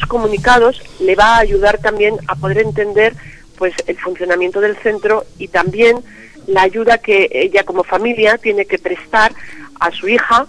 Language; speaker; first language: Spanish; native; Spanish